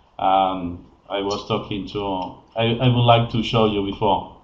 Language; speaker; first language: English; non-native, learner; Spanish